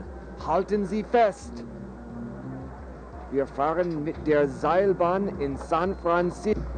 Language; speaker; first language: German; non-native, fluent; English